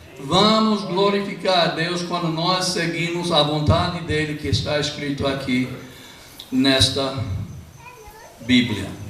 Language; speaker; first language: Portuguese; non-native, fluent; English